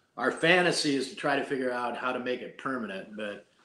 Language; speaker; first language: English; native; English